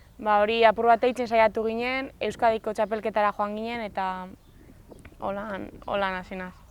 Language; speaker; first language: Basque; native; Basque